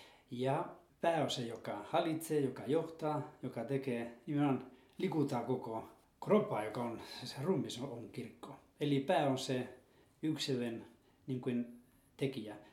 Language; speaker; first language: Finnish; non-native, fluent; Spanish